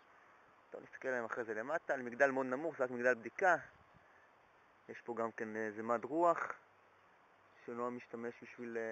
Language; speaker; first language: Hebrew; native; Hebrew